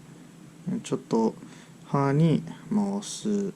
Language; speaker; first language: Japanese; early bilingual, heritage; English